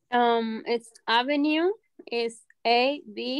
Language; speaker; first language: English; non-native, learner; Spanish